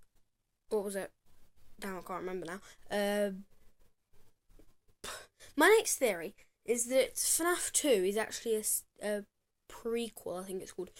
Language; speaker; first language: English; native; English